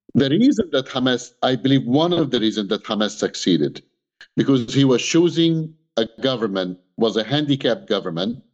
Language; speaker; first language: English; non-native, fluent; Arabic